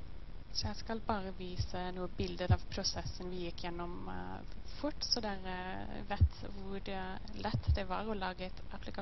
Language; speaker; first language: Norwegian; non-native, learner; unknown